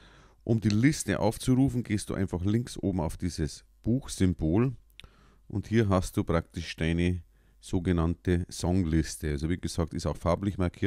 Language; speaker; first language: German; native; German